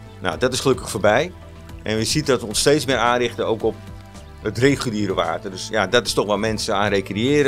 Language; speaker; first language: Dutch; native; Dutch